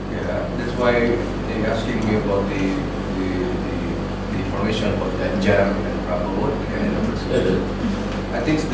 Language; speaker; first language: English; non-native, learner; Indonesian